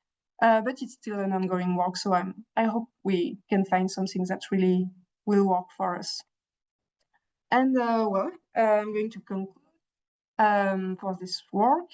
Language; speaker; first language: English; non-native, fluent; French